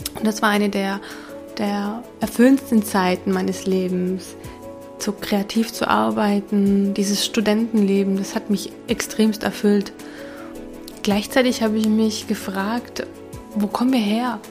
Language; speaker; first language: German; early bilingual, other home language; Hungarian